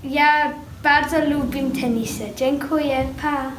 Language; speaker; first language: Polish; non-native, learner; English